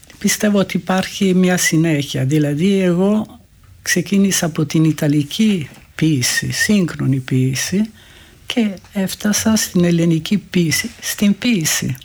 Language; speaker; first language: Greek; non-native, fluent; Italian